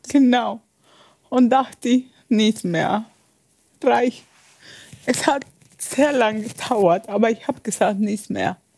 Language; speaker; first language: German; non-native, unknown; Spanish